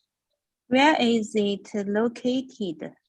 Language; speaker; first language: English; non-native, learner; Chinese